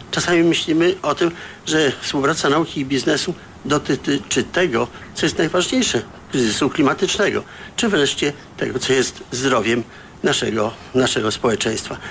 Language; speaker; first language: Polish; native; Polish